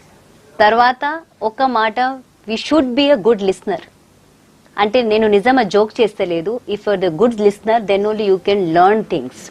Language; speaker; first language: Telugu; non-native, local second language; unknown